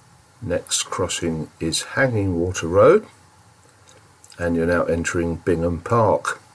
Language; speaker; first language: English; native; English